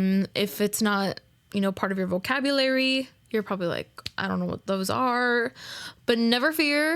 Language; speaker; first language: English; native; English